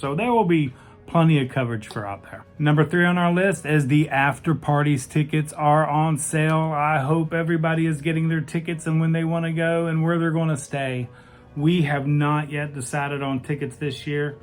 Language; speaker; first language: English; native; English